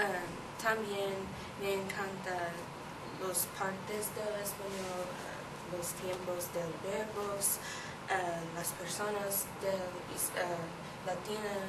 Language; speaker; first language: Spanish; non-native, learner; English